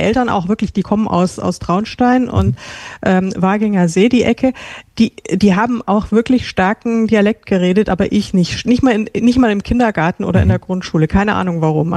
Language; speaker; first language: German; native; German